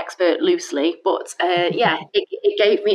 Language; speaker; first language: English; native; English